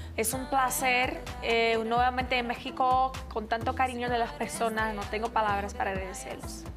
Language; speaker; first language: Spanish; non-native, fluent; Portuguese